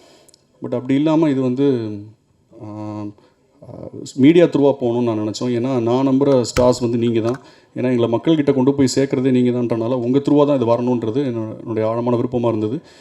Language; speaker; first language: Tamil; native; Tamil